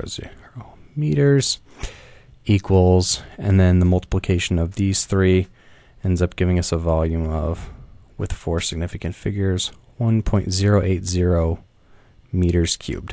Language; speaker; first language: English; native; English